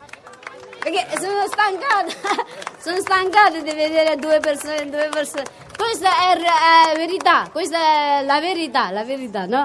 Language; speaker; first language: Italian; non-native, fluent; Tibetan